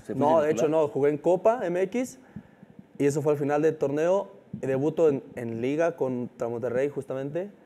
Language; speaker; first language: Spanish; native; Spanish